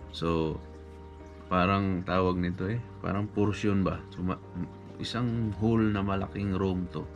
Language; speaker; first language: Filipino; non-native, local second language; Cebuano